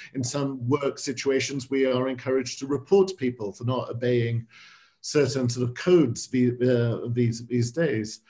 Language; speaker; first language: English; native; English